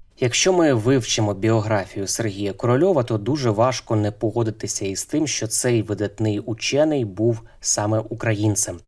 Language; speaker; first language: Ukrainian; native; Ukrainian